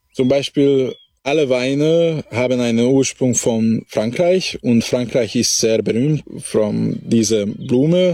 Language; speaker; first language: German; non-native, local second language; Hungarian